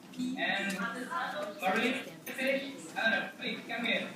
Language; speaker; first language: English; non-native, fluent; Spanish